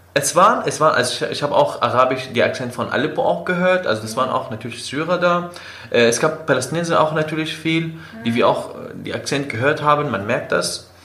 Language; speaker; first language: German; non-native, fluent; Kurdish